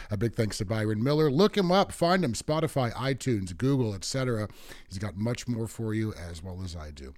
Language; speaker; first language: English; native; English